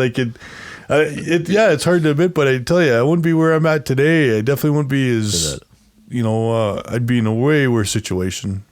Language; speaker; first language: English; native; English